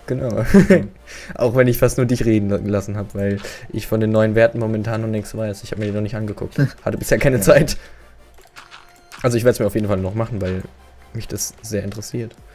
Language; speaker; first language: German; native; German